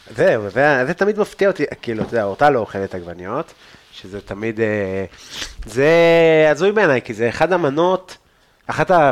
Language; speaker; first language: Hebrew; native; Hebrew